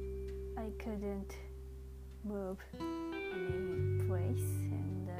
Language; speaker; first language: English; non-native, learner; Japanese